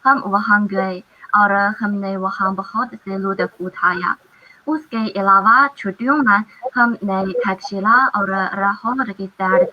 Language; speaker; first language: Hindi; non-native, fluent; Chinese